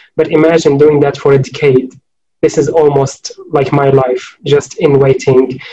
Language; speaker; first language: English; non-native, fluent; Arabic